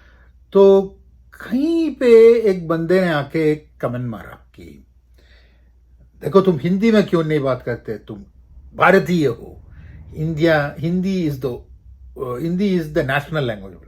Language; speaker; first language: Hindi; non-native, local second language; Malayalam